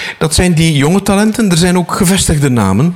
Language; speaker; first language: Dutch; native; Dutch